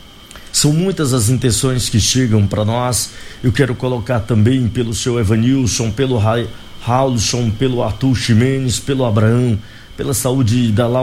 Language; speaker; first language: Portuguese; native; Portuguese